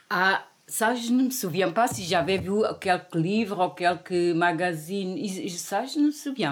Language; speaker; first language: French; non-native, fluent; Portuguese